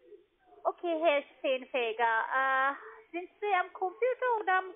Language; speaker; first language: German; non-native, learner; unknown